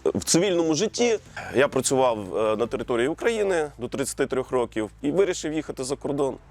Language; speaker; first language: Ukrainian; native; Ukrainian